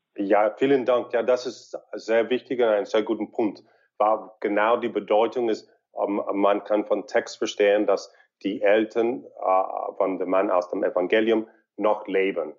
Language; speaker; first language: German; non-native, fluent; English